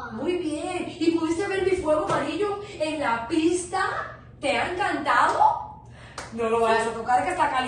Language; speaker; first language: Spanish; native; Spanish